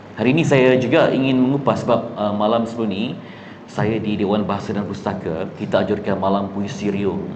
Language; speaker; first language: Malay; native; Malay